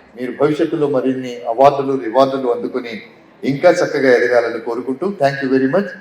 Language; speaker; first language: Telugu; native; Telugu